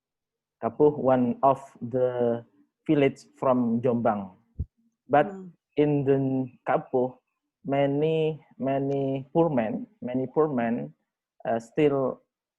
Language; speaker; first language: English; non-native, learner; Indonesian